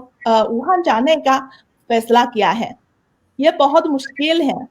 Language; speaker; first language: Hindi; non-native, fluent; Chinese